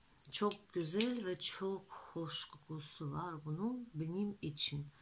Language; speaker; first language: Turkish; non-native, fluent; Russian